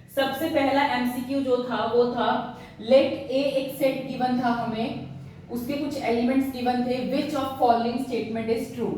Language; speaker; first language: Hindi; non-native, local second language; Punjabi